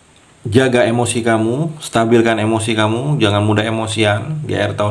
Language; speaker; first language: Indonesian; native; Indonesian